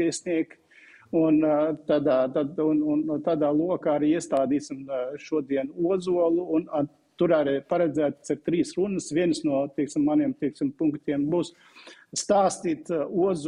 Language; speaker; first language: Latvian; non-native, fluent; Uzbek